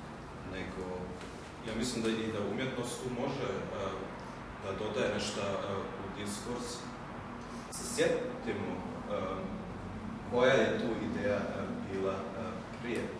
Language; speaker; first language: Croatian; early bilingual, heritage; German